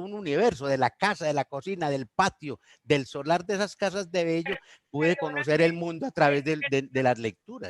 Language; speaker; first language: Spanish; native; Spanish